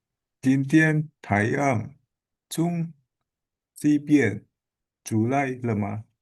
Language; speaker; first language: Chinese; non-native, learner; Indonesian